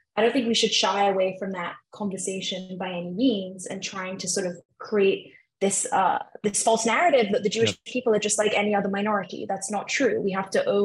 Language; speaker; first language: English; native; English